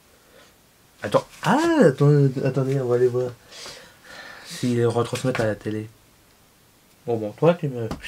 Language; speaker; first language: French; native; French